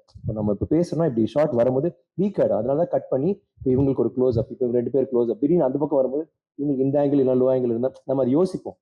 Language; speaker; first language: Tamil; native; Tamil